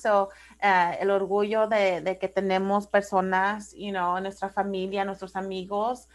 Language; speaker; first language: Spanish; early bilingual, heritage; Spanish